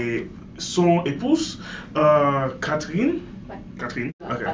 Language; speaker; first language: French; non-native, learner; English